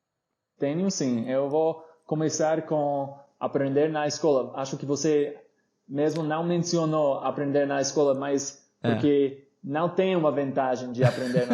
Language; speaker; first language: Portuguese; non-native, fluent; English